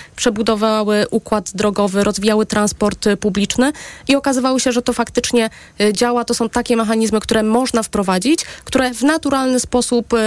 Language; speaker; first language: Polish; native; Polish